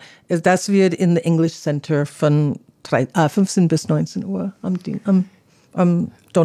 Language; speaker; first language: German; non-native, fluent; English